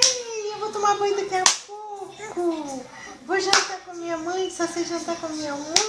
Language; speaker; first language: Portuguese; native; Portuguese